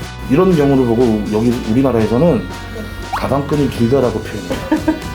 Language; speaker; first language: Korean; native; Korean